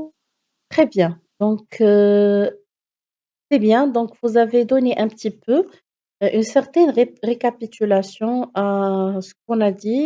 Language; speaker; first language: French; non-native, local second language; Arabic